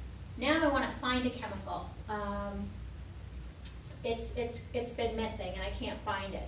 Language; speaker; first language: English; native; English